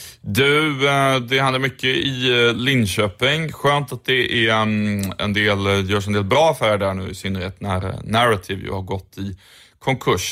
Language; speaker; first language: Swedish; native; Swedish